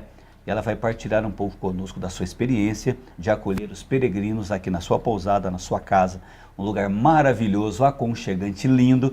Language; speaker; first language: Portuguese; native; Portuguese